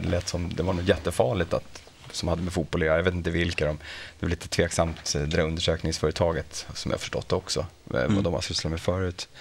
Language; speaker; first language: Swedish; native; Swedish